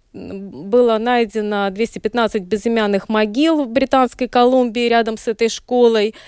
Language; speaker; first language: Russian; native; Russian